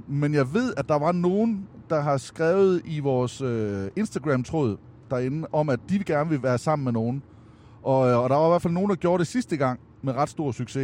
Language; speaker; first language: Danish; native; Danish